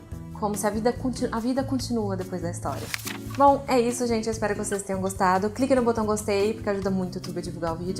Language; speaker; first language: Portuguese; native; Portuguese